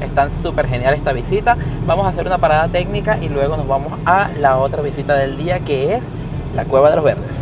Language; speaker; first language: Spanish; native; Spanish